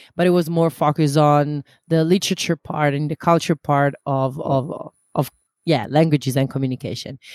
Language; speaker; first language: English; non-native, fluent; Italian